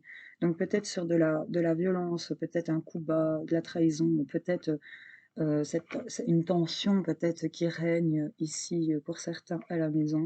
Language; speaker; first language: French; native; French